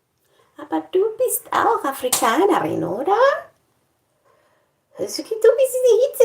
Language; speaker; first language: German; non-native, learner; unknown